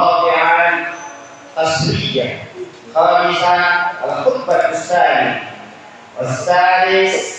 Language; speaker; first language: Arabic; non-native, learner; Indonesian